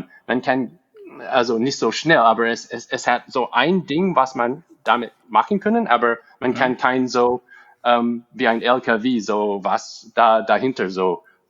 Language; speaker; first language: German; non-native, fluent; English